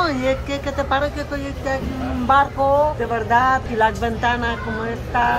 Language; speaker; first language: Spanish; non-native, fluent; Romanian